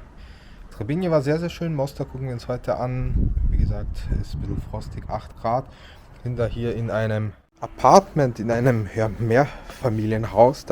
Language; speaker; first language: German; native; German